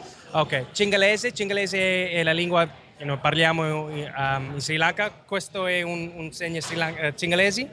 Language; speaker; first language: Italian; non-native, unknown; Sinhala